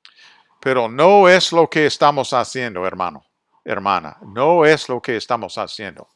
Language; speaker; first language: Spanish; non-native, fluent; English